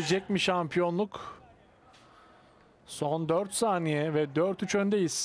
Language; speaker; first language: Turkish; native; Turkish